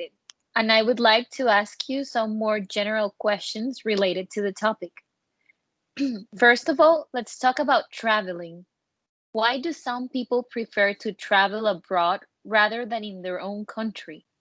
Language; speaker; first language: English; non-native, learner; Spanish